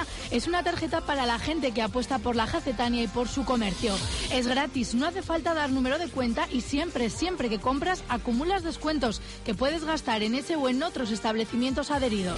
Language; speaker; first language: Spanish; native; Spanish